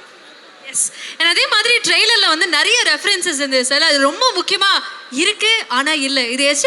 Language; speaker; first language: Tamil; native; Tamil